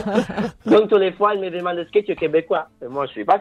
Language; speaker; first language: French; non-native, fluent; Italian